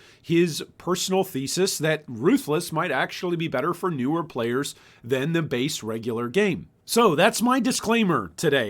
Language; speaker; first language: English; native; English